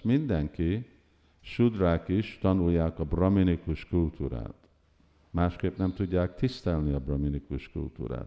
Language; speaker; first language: Hungarian; early bilingual, heritage; Hungarian